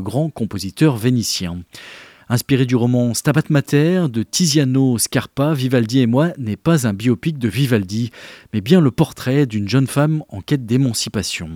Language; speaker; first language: French; native; French